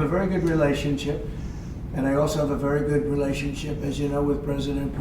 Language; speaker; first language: English; native; English